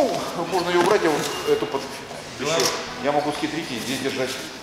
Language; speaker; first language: Russian; native; Russian